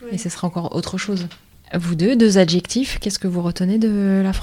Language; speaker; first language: French; native; French